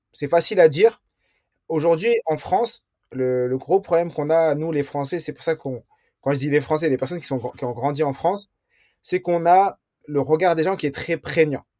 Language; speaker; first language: French; early bilingual, other home language; Riffian